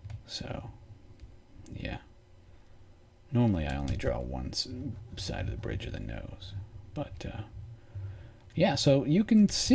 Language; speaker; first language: English; native; English